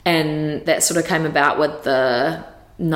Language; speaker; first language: English; native; English